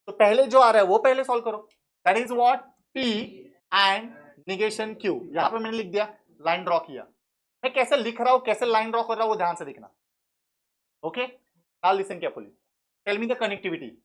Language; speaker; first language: Hindi; non-native, local second language; Marathi